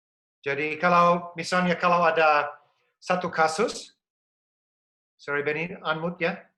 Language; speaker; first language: Indonesian; non-native, fluent; English